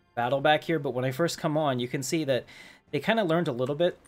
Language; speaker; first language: English; native; English